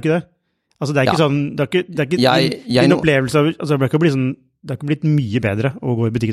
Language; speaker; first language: Norwegian; native; Norwegian